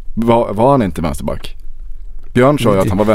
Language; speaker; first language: Swedish; native; Swedish